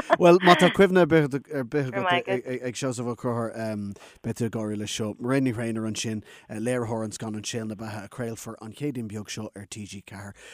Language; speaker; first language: Irish; non-native, local second language; English